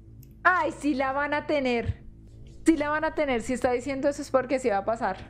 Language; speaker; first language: Spanish; native; Spanish